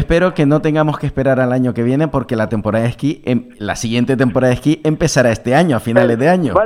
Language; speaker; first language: Spanish; native; Spanish